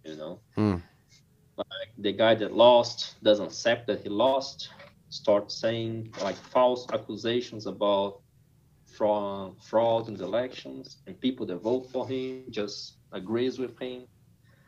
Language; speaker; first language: English; non-native, fluent; Portuguese